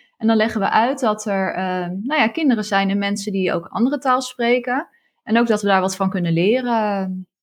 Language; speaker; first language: Dutch; native; Dutch